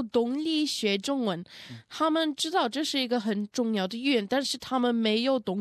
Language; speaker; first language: Chinese; non-native, learner; Russian